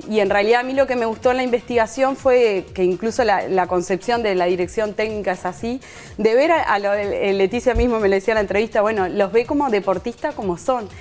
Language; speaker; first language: Spanish; native; Spanish